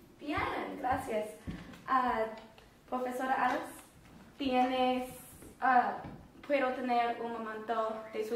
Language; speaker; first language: Spanish; non-native, learner; English